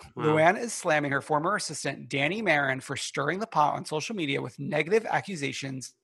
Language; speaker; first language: English; native; English